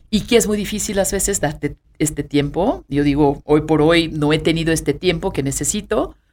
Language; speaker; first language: Spanish; non-native, fluent; Portuguese